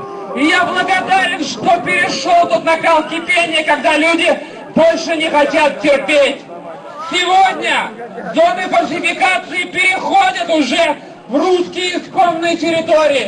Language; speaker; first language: Russian; native; Russian